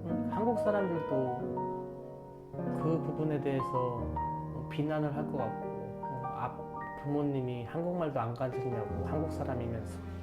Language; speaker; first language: Korean; native; Korean